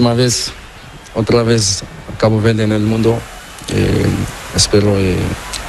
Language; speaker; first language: Spanish; non-native, learner; Portuguese